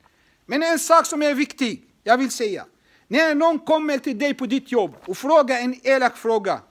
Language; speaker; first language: Swedish; non-native, fluent; Arabic